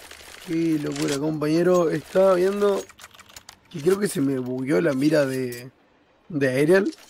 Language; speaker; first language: Spanish; native; Spanish